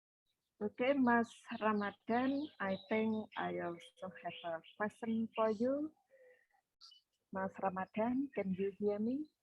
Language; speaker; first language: English; non-native, fluent; Indonesian